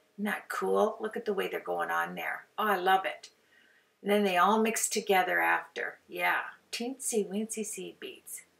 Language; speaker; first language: English; native; English